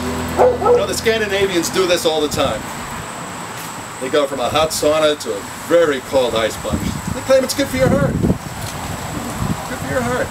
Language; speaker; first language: English; native; English